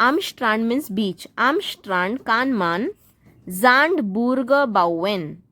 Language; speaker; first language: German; non-native, learner; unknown